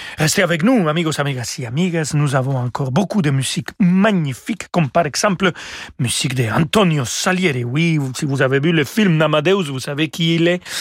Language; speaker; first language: French; non-native, fluent; Spanish